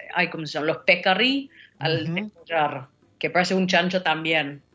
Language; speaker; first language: Spanish; non-native, fluent; English